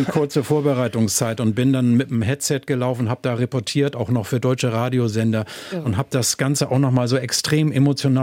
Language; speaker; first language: German; native; German